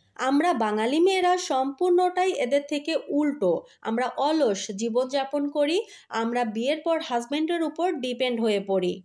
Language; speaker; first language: Bangla; native; Bangla